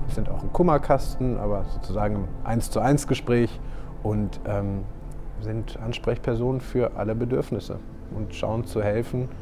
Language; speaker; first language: German; native; German